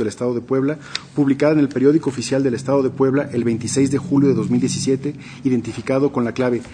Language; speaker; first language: Spanish; native; Spanish